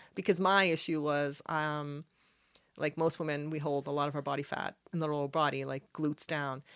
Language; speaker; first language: English; non-native, fluent; Arabic